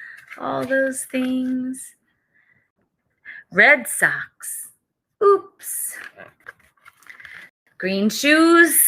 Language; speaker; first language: English; native; English